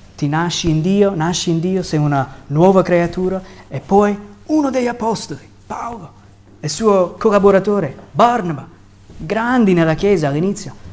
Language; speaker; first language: Italian; non-native, fluent; English